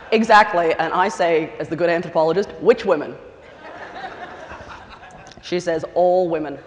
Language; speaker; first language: English; native; English